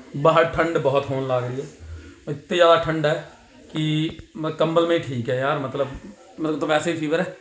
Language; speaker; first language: Hindi; native; Hindi